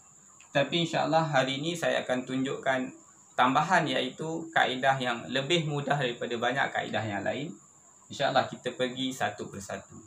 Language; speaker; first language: Malay; native; Malay